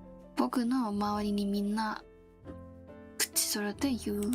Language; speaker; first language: Japanese; non-native, learner; Korean